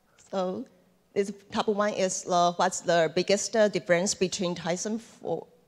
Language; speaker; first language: English; non-native, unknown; Chinese